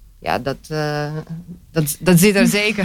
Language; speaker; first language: Dutch; non-native, fluent; Romanian